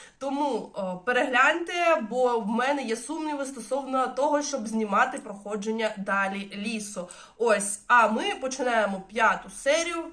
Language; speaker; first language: Ukrainian; non-native, local second language; Russian